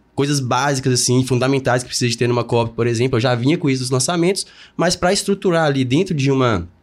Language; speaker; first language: Portuguese; native; Portuguese